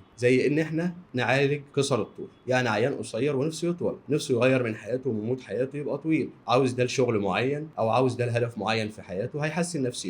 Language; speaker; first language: Arabic; native; Arabic